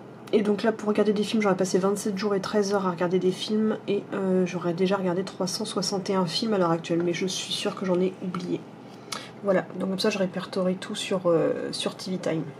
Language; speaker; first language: French; native; French